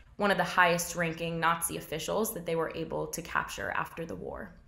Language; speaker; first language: English; native; English